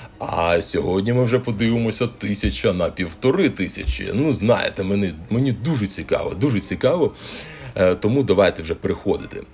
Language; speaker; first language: Ukrainian; non-native, local second language; Russian